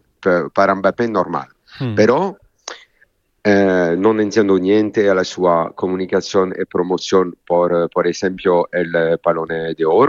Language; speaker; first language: Spanish; non-native, learner; French